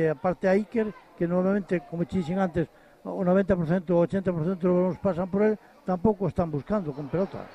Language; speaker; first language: Spanish; non-native, local second language; Galician